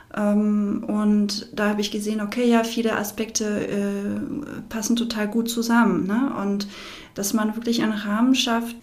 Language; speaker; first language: German; non-native, fluent; French